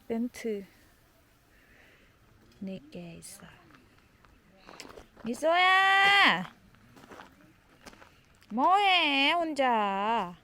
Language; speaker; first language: Korean; non-native, learner; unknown